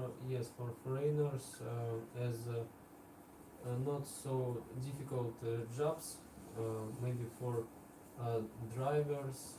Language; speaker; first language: English; non-native, learner; Russian